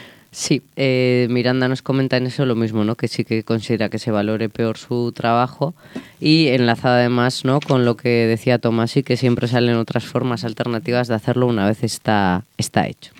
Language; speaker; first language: Spanish; native; Spanish